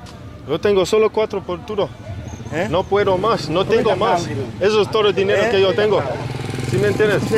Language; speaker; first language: Spanish; non-native, learner; English